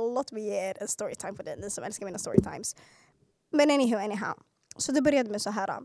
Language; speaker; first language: Swedish; early bilingual, other home language; Arabic